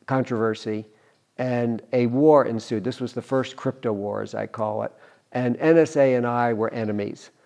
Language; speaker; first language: English; native; English